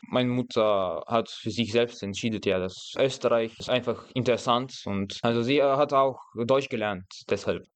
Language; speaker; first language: German; non-native, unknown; Russian